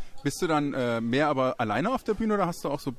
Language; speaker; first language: German; native; German